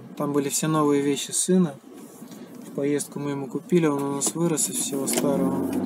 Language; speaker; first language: Russian; native; Russian